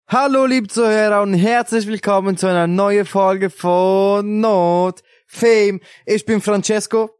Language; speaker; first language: German; early bilingual, other home language; Italian